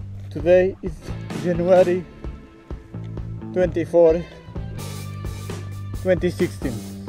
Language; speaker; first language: English; non-native, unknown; Portuguese